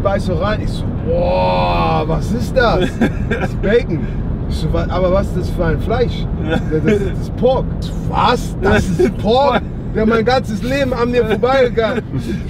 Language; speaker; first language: German; native; German